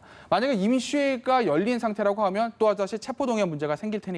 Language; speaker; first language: Korean; native; Korean